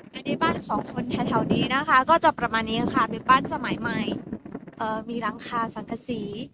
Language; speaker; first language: Thai; non-native, local second language; S'gaw Karen